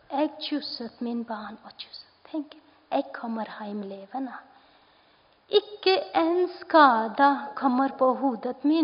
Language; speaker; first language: Norwegian; non-native, fluent; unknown